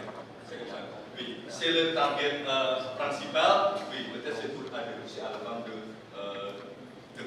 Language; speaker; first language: French; non-native, learner; Indonesian